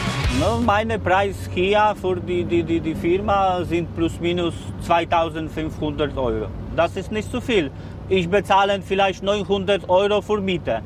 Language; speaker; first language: German; non-native, learner; Polish